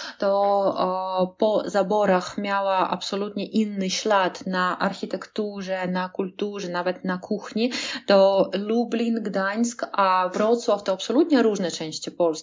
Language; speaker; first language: Polish; non-native, fluent; Russian